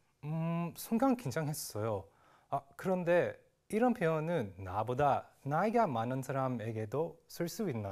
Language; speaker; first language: Korean; non-native, learner; English